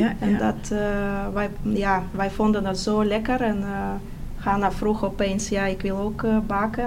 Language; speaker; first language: Dutch; non-native, fluent; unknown